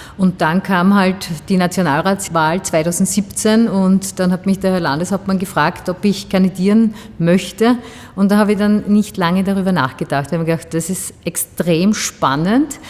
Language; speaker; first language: German; native; German